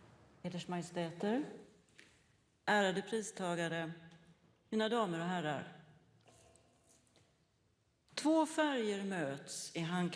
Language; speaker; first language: Swedish; native; Swedish